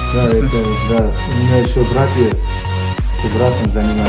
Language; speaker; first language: Russian; non-native, learner; Tajik